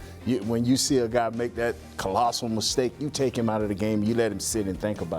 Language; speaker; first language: English; native; English